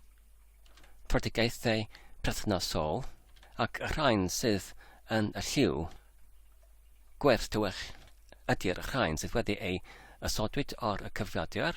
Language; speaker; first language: Welsh; non-native, learner; English